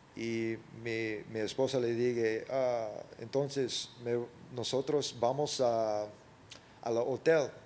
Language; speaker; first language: Spanish; early bilingual, other home language; English